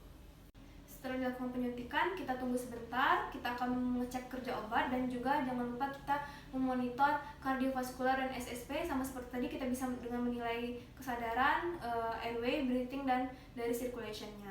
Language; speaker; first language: Indonesian; native; Indonesian